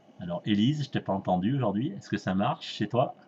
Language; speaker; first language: French; native; French